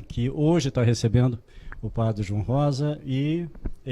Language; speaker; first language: Portuguese; native; Portuguese